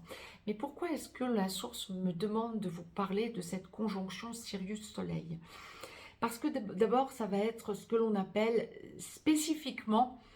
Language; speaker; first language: French; native; French